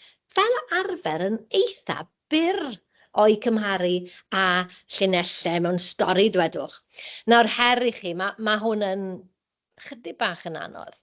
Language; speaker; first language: Welsh; native; Welsh